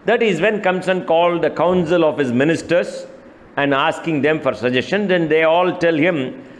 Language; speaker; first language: English; non-native, local second language; Tamil